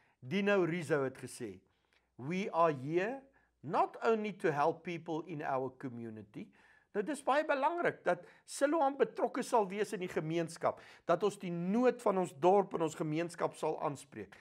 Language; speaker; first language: English; non-native, local second language; Afrikaans